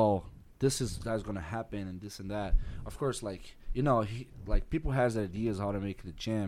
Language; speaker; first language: English; non-native, learner; Portuguese